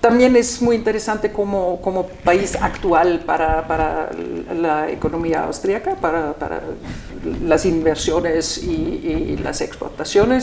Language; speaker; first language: Spanish; non-native, fluent; German